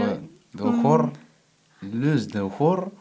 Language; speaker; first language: Spanish; non-native, learner; Berber languages